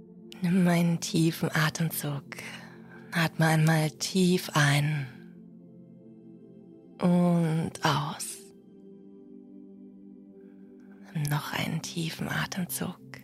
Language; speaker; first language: German; native; German